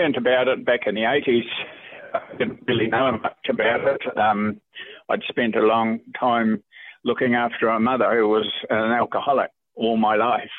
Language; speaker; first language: English; native; English